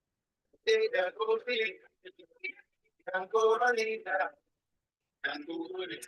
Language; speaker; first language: English; non-native, local second language; Swahili